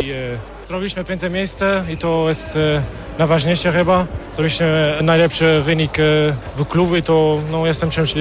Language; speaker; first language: Polish; non-native, learner; Portuguese